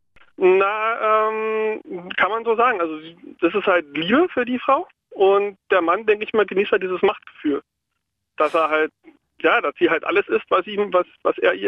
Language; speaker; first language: German; native; German